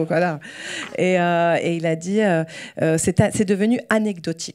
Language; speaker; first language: French; non-native, local second language; Arabic